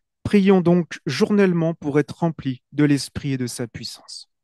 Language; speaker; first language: French; native; French